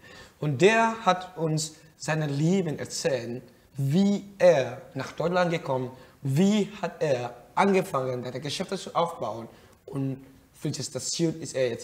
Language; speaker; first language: German; non-native, fluent; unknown